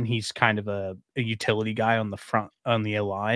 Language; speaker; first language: English; native; English